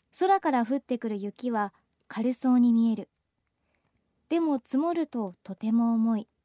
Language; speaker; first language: Japanese; native; Japanese